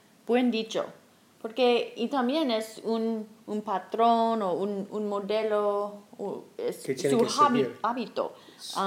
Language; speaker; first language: Spanish; non-native, learner; English